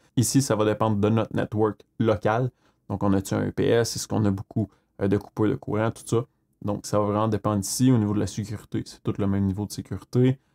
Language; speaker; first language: French; native; French